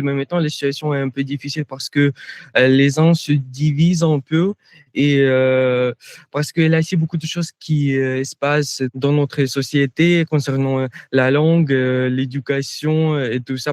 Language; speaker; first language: French; non-native, fluent; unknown